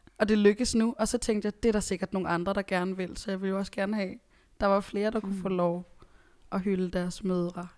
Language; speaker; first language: Danish; early bilingual, other home language; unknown